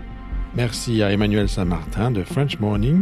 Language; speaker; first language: French; native; French